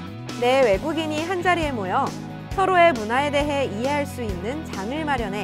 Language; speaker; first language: Korean; native; Korean